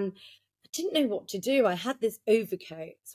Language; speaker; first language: English; native; English